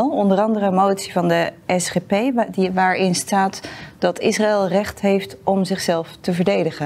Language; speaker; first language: Dutch; native; Dutch